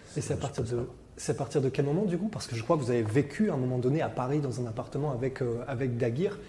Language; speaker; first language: French; native; French